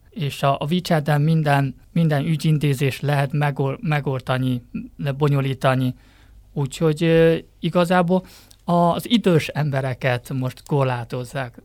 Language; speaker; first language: Hungarian; non-native, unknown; Chinese